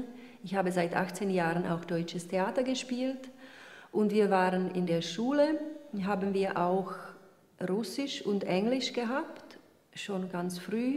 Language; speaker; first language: German; early bilingual, heritage; Czech